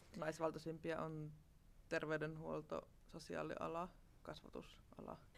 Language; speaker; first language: Finnish; non-native, fluent; German